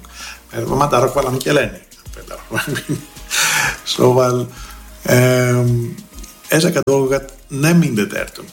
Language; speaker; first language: Hungarian; non-native, learner; Greek